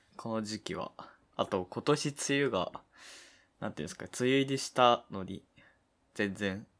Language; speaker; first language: Japanese; native; Japanese